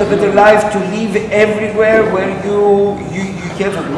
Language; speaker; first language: English; non-native, fluent; Greek